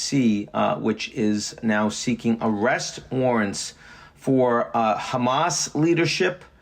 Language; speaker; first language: English; native; English